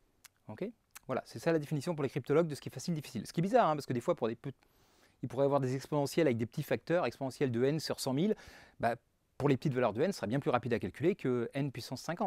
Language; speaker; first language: French; native; French